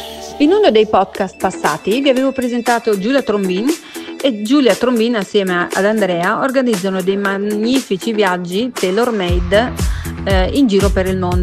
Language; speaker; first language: Italian; native; Italian